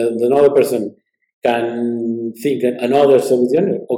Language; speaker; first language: English; non-native, learner; Spanish